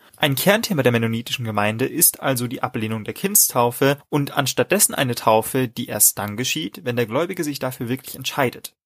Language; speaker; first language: German; native; German